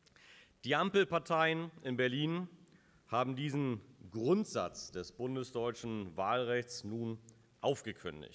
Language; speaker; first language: German; native; German